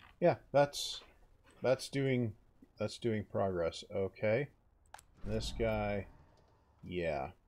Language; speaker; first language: English; native; English